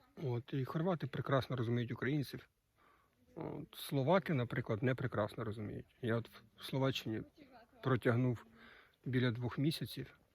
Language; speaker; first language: Ukrainian; native; Ukrainian